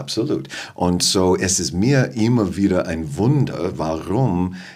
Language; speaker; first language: German; non-native, fluent; English